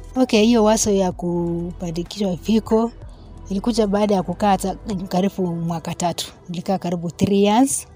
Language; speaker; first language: Swahili; non-native, local second language; Kalenjin